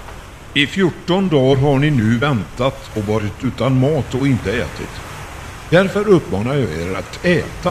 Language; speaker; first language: Swedish; native; Swedish